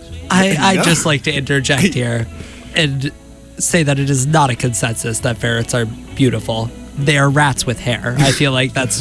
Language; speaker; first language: English; native; English